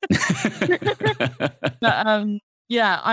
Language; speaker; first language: English; native; English